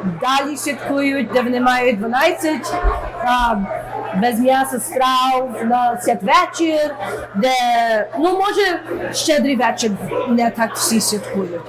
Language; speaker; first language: Ukrainian; early bilingual, heritage; Ukrainian